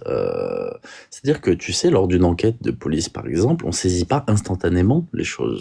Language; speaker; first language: French; native; French